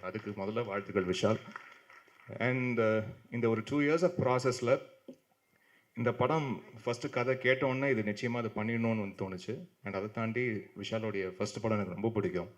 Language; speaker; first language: Tamil; native; Tamil